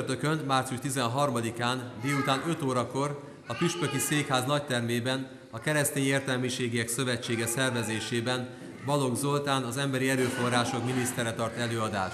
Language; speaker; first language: Hungarian; native; Hungarian